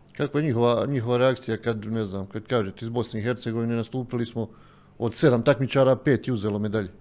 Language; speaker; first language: Croatian; native; Croatian